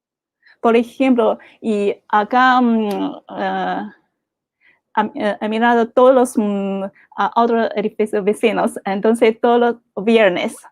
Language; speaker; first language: Spanish; non-native, fluent; Chinese